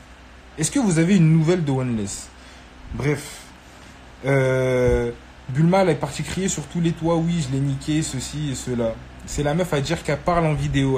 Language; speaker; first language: French; native; French